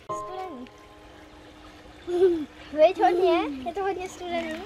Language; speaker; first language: Czech; early bilingual, heritage; Czech